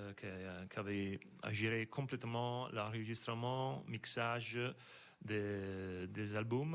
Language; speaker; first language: French; non-native, fluent; Italian